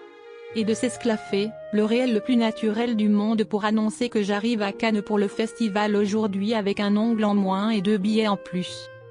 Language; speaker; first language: French; native; French